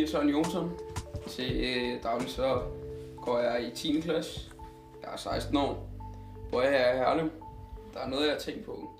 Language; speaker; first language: Danish; early bilingual, other home language; Icelandic